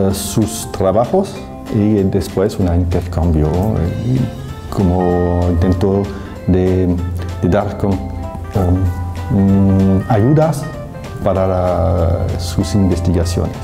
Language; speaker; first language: Spanish; non-native, fluent; French